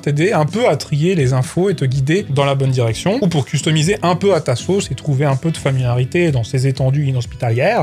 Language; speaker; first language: French; native; French